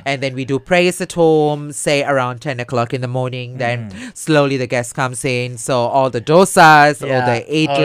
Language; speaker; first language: English; non-native, local second language; Tamil